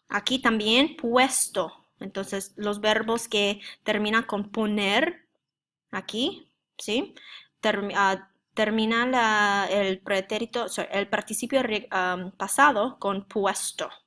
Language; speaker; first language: Spanish; non-native, fluent; English